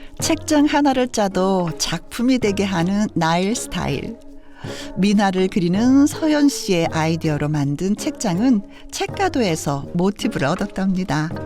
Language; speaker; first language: Korean; native; Korean